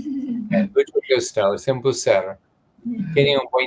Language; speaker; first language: Spanish; non-native, learner; English